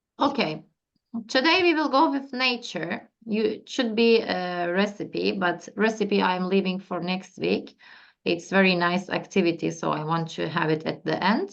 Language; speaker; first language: English; non-native, fluent; Turkish